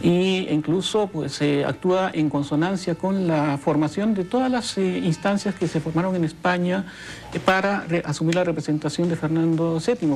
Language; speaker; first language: Spanish; native; Spanish